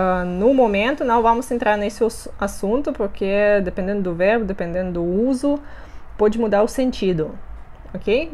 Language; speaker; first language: Portuguese; non-native, fluent; Russian